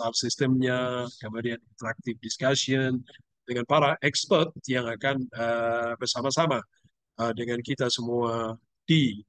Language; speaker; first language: Indonesian; native; Indonesian